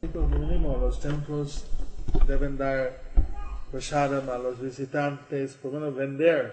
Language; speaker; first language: Spanish; non-native, learner; English